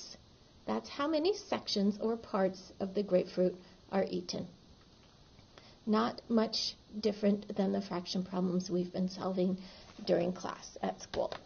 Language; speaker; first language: English; native; English